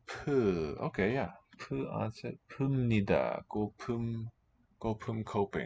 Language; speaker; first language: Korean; non-native, learner; English